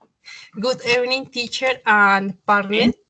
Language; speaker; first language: English; non-native, learner; Spanish